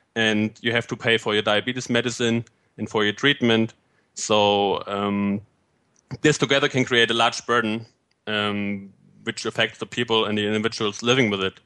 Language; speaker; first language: English; non-native, fluent; German